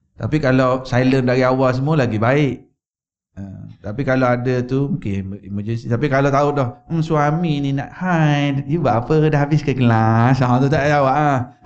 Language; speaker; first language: Malay; native; Malay